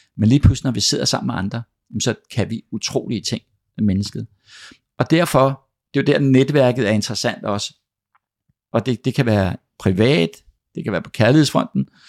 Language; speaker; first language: Danish; native; Danish